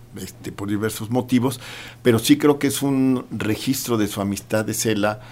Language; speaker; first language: Spanish; native; Spanish